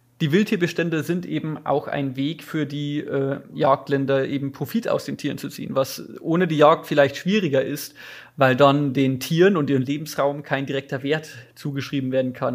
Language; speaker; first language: German; native; German